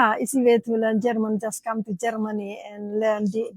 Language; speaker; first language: English; non-native, learner; Indonesian